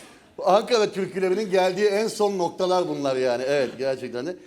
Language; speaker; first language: Turkish; native; Turkish